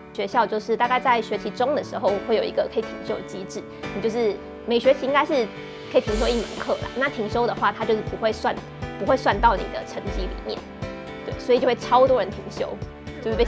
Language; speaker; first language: Chinese; native; Chinese